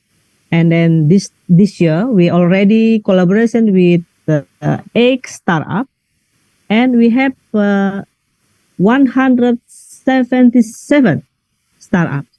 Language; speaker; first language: English; non-native, learner; Indonesian